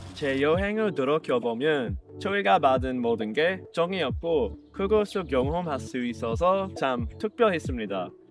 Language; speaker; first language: Korean; non-native, fluent; English